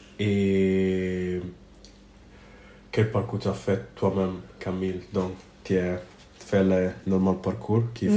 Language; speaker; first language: French; non-native, fluent; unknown